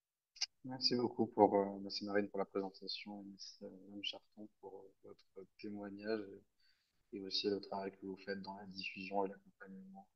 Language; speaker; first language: French; native; French